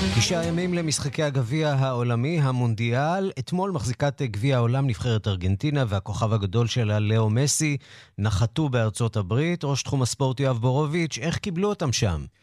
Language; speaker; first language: Hebrew; native; Hebrew